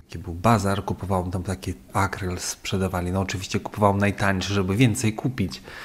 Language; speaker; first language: Polish; early bilingual, heritage; Polish